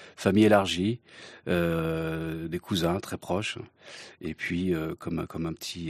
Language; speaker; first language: French; early bilingual, other home language; Kabyle